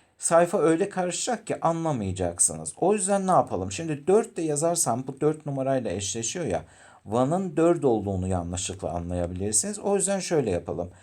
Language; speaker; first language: Turkish; native; Turkish